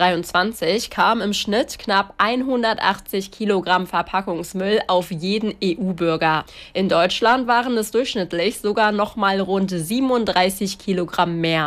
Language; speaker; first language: German; native; German